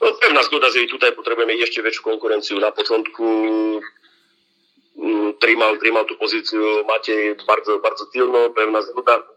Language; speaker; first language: Polish; non-native, learner; Slovak